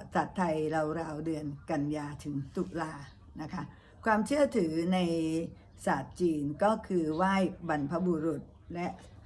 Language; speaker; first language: Thai; native; Thai